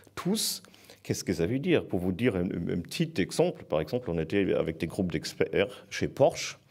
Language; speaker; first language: French; non-native, fluent; German